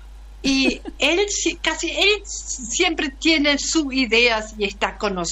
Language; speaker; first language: Spanish; non-native, learner; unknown